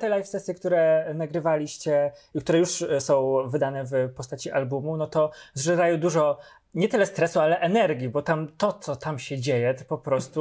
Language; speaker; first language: Polish; native; Polish